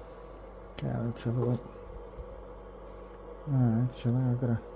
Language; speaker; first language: English; native; English